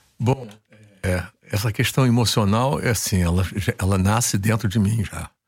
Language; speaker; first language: Portuguese; native; Portuguese